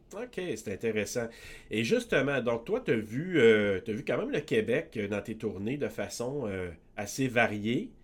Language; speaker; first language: French; native; French